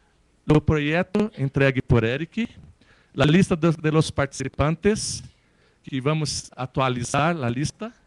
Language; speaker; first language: Spanish; non-native, learner; Portuguese